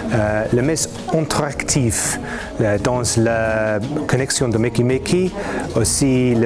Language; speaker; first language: French; non-native, learner; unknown